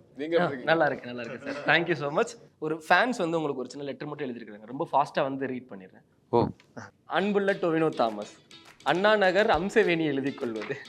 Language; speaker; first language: Tamil; native; Tamil